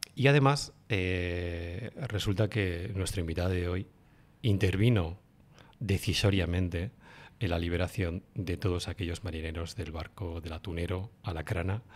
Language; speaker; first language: Spanish; native; Spanish